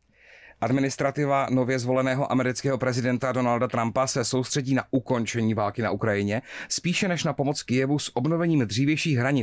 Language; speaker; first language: Czech; native; Czech